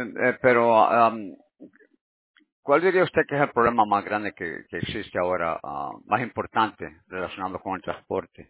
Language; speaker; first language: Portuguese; non-native, learner; Spanish